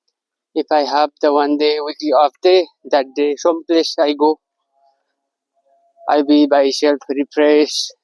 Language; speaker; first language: English; non-native, learner; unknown